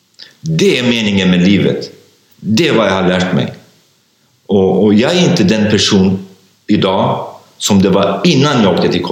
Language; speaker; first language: Swedish; non-native, fluent; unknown